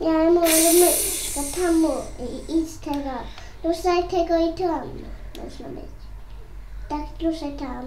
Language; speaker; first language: Polish; early bilingual, heritage; Polish